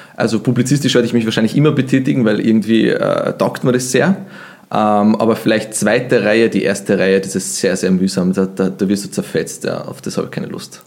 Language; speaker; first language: German; early bilingual, other home language; Bosnian